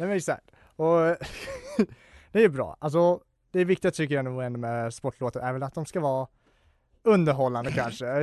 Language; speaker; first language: Swedish; native; Swedish